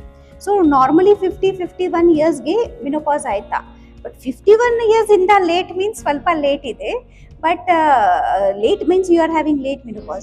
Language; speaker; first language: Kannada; non-native, fluent; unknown